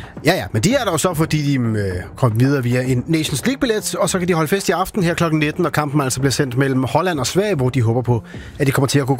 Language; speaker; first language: Danish; native; Danish